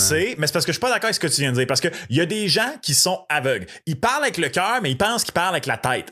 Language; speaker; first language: French; native; French